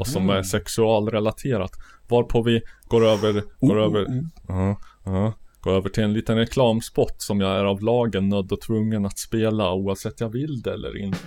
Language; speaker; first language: Swedish; native; Swedish